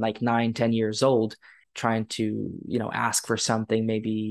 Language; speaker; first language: English; non-native, fluent; Ukrainian